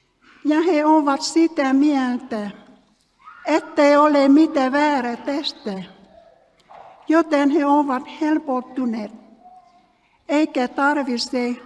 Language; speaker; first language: Finnish; non-native, learner; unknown